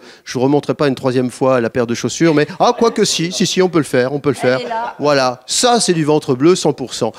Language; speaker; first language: French; native; French